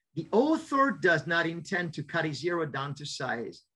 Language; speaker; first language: English; non-native, fluent; Italian